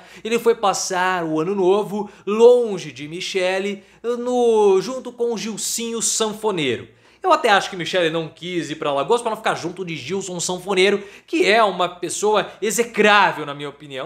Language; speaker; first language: Portuguese; native; Portuguese